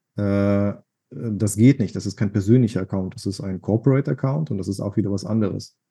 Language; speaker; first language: German; non-native, fluent; Russian